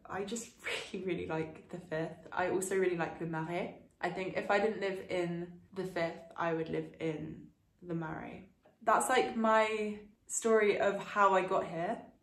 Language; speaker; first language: English; early bilingual, other home language; French